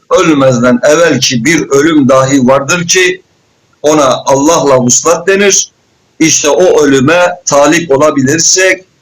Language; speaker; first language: Turkish; native; Turkish